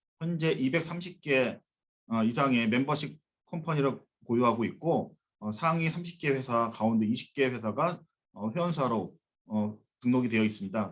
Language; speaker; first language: Korean; native; Korean